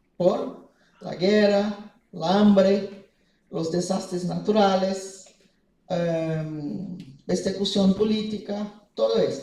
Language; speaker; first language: Spanish; non-native, fluent; Portuguese